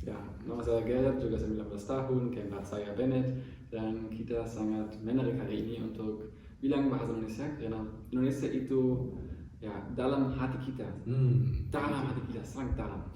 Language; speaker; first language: Indonesian; non-native, learner; German